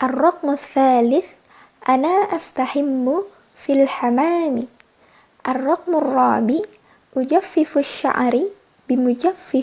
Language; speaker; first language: Arabic; non-native, learner; Indonesian